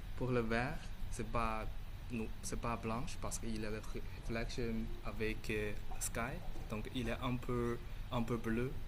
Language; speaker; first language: French; non-native, learner; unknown